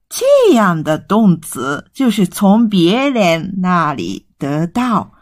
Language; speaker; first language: Chinese; non-native, fluent; Japanese